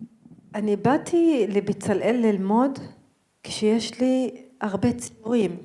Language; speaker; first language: Hebrew; non-native, local second language; Arabic